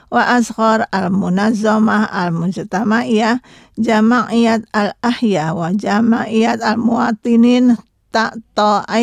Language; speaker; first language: Arabic; non-native, fluent; Indonesian